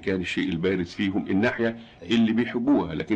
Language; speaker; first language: Arabic; native; Arabic